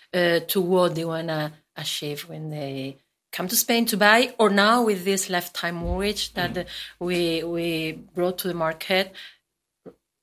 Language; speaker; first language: English; non-native, fluent; Spanish